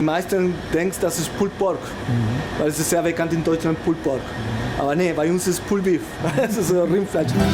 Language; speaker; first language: German; non-native, learner; Spanish